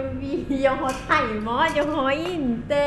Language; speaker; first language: Swedish; non-native, learner; Thai